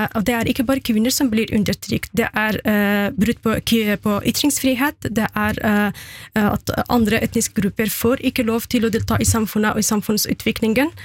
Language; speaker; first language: Norwegian; non-native, fluent; Persian